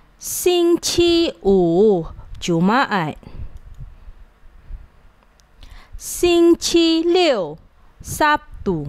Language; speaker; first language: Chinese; non-native, local second language; Malay